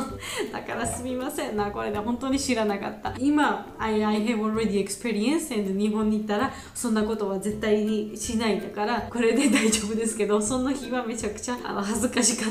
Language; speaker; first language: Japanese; non-native, learner; Georgian